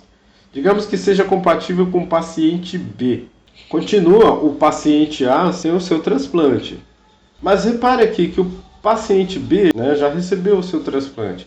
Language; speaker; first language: Portuguese; native; Portuguese